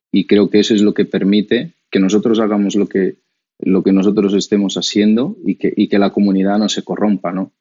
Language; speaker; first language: Spanish; non-native, fluent; Portuguese